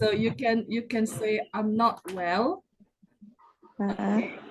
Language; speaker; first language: English; non-native, fluent; Indonesian